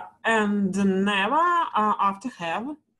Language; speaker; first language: English; non-native, learner; Russian